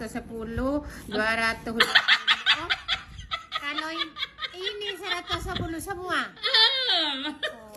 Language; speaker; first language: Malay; non-native, learner; Indonesian